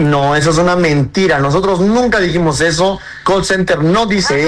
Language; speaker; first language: Spanish; native; Spanish